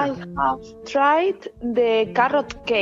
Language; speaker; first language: English; non-native, learner; Spanish